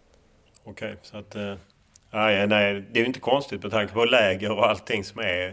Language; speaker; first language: Swedish; native; Swedish